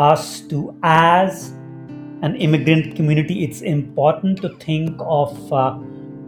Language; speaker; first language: English; non-native, local second language; Hindi